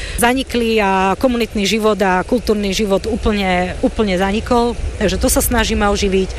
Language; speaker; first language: Slovak; native; Slovak